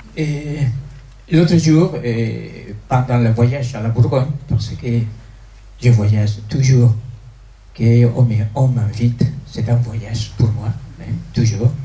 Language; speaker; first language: French; non-native, fluent; Spanish